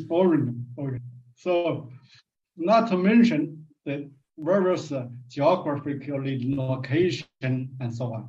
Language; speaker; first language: English; non-native, fluent; Chinese